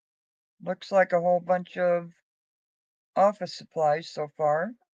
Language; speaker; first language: English; native; English